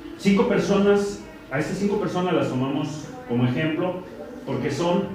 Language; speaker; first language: Spanish; native; Spanish